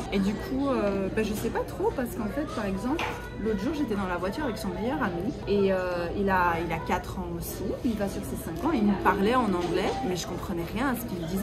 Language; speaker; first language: French; native; French